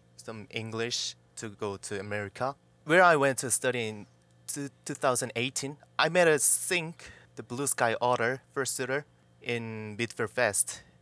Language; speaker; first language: English; non-native, learner; Korean